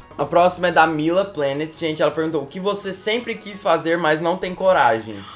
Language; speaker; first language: Portuguese; native; Portuguese